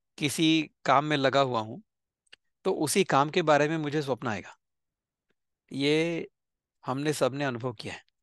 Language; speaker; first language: Hindi; non-native, local second language; Marathi